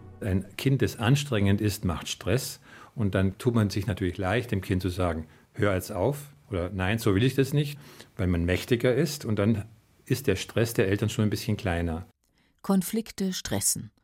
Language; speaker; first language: German; native; German